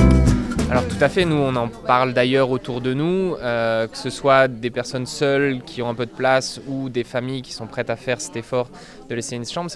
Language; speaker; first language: French; native; French